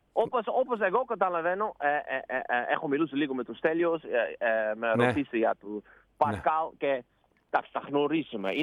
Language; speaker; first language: Greek; non-native, learner; Dutch